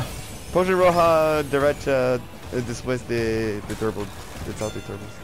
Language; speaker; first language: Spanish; non-native, learner; English